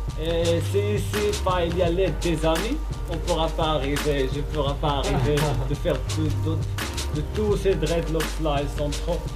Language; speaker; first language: French; non-native, local second language; Arabic